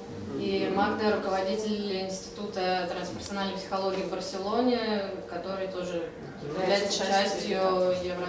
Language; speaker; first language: Russian; native; Russian